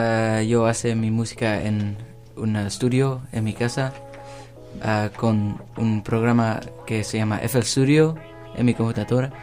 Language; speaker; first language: Spanish; early bilingual, heritage; Spanish